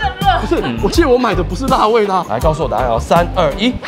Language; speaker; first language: Chinese; native; Chinese